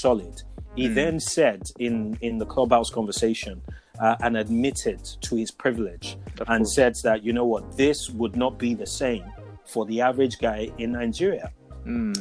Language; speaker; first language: English; non-native, local second language; Yoruba